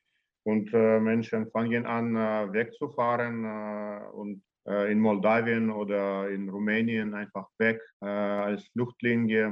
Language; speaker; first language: German; non-native, learner; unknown